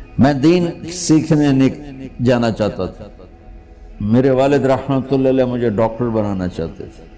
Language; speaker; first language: Urdu; non-native, local second language; Punjabi